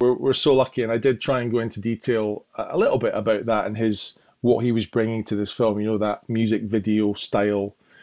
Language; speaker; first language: English; native; English